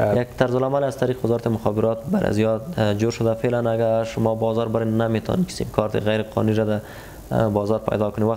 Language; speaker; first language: Persian; non-native, local second language; Pashto